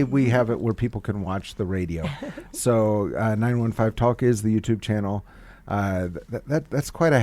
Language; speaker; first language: English; native; English